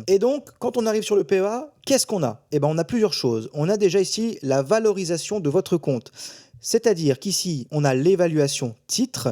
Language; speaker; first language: French; native; French